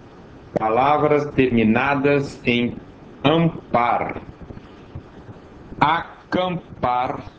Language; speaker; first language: Portuguese; native; Portuguese